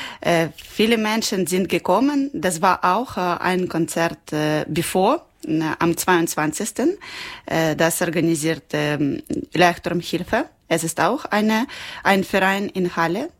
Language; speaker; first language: German; non-native, learner; Ukrainian